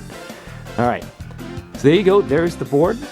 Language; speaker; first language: English; native; English